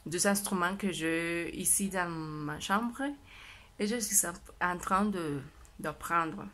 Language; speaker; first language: French; non-native, learner; Spanish